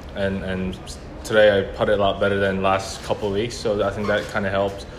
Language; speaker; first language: English; early bilingual, other home language; Korean